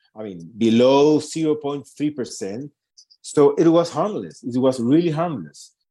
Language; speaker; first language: English; non-native, fluent; Spanish